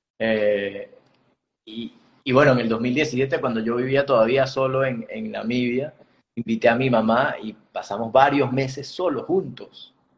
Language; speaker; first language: Spanish; native; Spanish